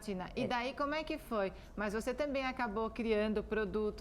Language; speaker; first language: Portuguese; native; Portuguese